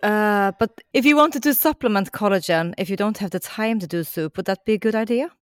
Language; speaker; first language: English; non-native, fluent; Norwegian